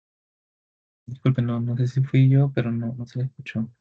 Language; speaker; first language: Spanish; native; Spanish